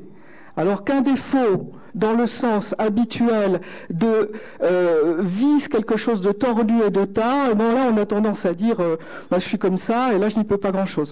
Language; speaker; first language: French; native; French